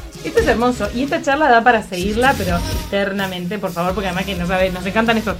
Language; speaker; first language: Spanish; native; Spanish